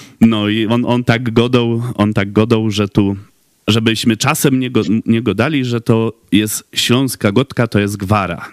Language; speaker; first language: Polish; native; Polish